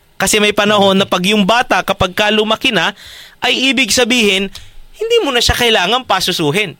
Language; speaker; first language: Filipino; native; Filipino